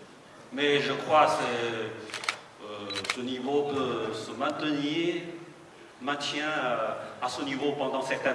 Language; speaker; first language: French; non-native, fluent; Chinese